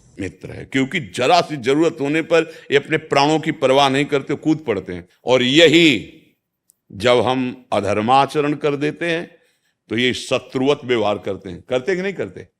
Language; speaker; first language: Hindi; native; Hindi